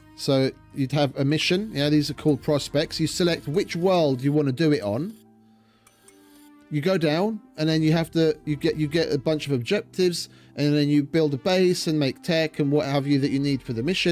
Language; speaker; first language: English; native; English